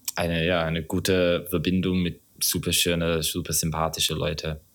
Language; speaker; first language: German; non-native, fluent; English